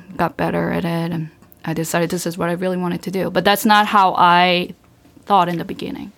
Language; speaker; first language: English; early bilingual, other home language; Korean